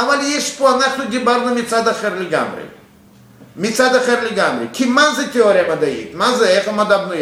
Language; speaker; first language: Hebrew; non-native, fluent; Russian